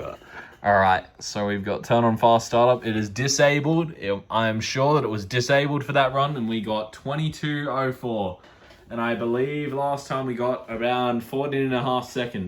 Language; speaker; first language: English; native; English